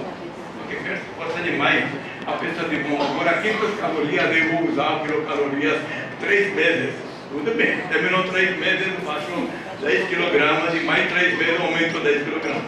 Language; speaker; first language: Portuguese; non-native, fluent; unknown